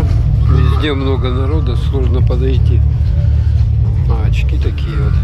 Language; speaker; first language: Russian; native; Russian